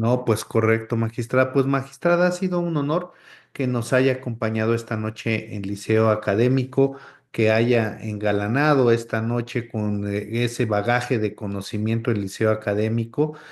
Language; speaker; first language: Spanish; native; Spanish